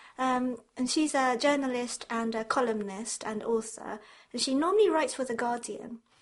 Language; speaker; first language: English; early bilingual, other home language; Japanese